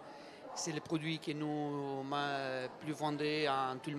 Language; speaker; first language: French; non-native, learner; Italian